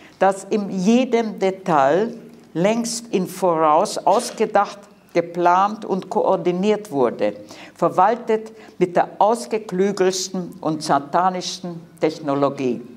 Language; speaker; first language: German; early bilingual, heritage; Hungarian